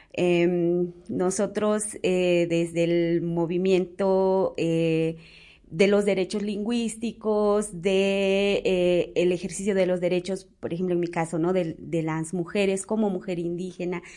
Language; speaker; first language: Spanish; non-native, local second language; Zapotec